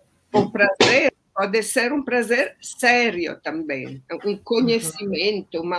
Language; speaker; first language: Portuguese; non-native, fluent; Italian